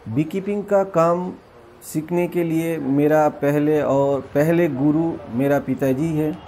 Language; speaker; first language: Hindi; non-native, local second language; Bangla